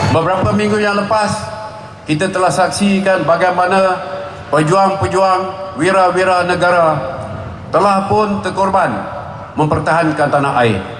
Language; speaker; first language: Malay; native; Malay